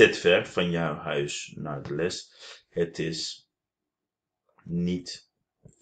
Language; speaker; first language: Dutch; non-native, fluent; Turkish